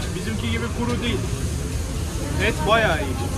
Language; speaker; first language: Turkish; native; Turkish